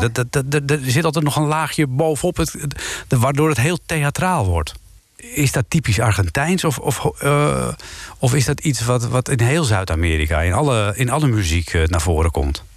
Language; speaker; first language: Dutch; native; Dutch